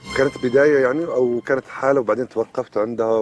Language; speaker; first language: Arabic; native; Arabic